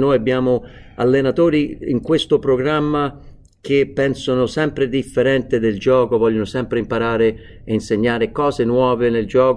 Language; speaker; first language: Italian; non-native, fluent; English